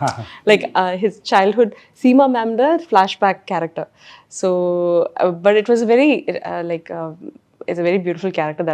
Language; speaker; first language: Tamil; non-native, learner; Malayalam